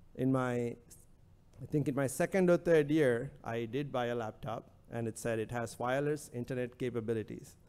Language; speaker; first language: English; non-native, local second language; Sinhala